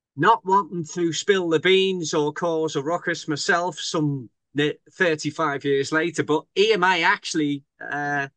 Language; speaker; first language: English; native; English